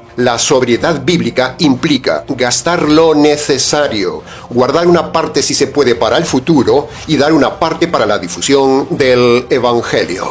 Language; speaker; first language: Spanish; native; Spanish